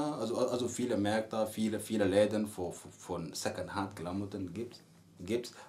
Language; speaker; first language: German; non-native, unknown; Arabic